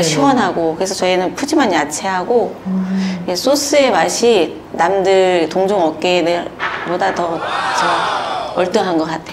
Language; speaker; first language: Korean; native; Korean